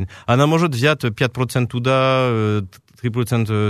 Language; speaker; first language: Russian; non-native, fluent; French